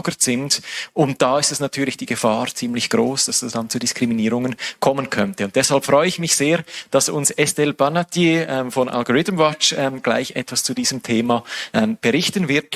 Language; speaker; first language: German; native; German